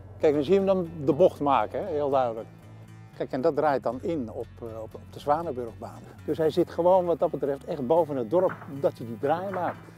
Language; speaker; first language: Dutch; native; Dutch